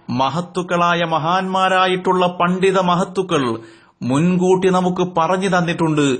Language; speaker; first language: Malayalam; native; Malayalam